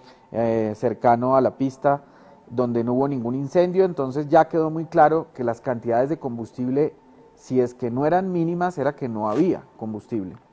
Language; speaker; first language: Spanish; native; Spanish